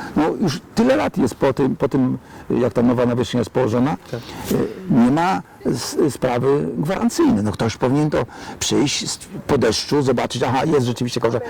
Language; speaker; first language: Polish; native; Polish